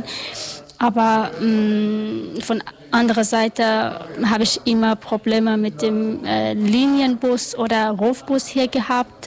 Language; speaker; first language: German; non-native, learner; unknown